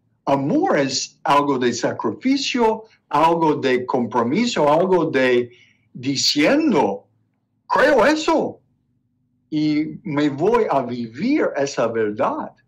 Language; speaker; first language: Spanish; non-native, learner; English